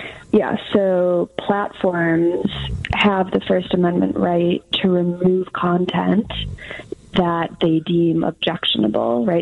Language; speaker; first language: English; native; English